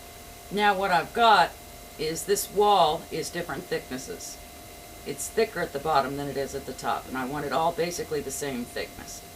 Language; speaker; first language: English; native; English